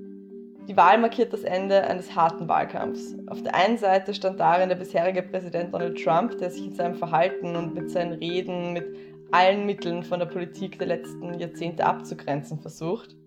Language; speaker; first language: German; native; German